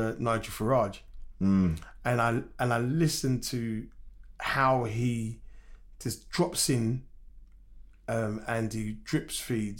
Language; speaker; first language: English; native; English